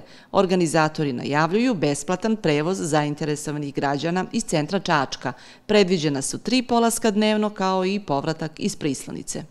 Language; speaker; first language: Serbian; native; Serbian